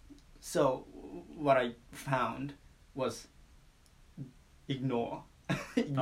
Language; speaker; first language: English; non-native, fluent; Japanese